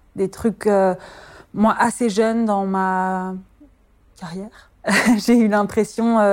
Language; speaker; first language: French; native; French